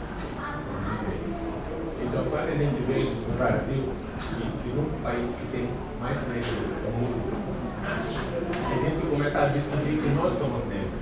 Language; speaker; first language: Portuguese; non-native, fluent; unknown